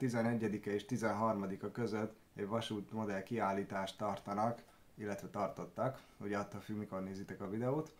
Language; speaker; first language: Hungarian; native; Hungarian